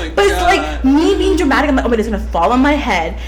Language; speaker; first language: English; native; English